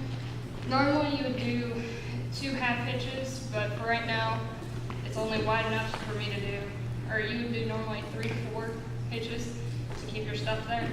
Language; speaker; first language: English; native; English